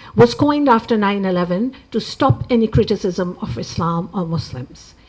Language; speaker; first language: English; non-native, local second language; Urdu